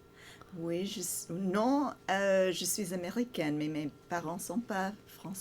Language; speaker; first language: French; non-native, fluent; English